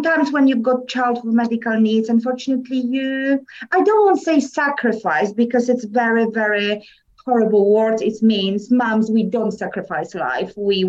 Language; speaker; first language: English; non-native, learner; Polish